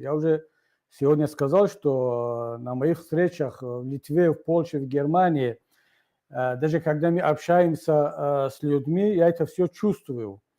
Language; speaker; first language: Russian; non-native, local second language; Tajik